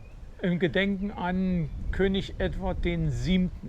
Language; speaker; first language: German; native; German